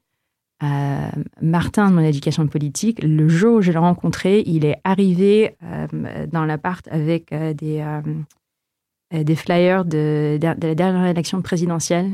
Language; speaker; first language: French; non-native, fluent; Filipino